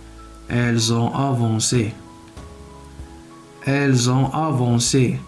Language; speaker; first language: French; non-native, local second language; Arabic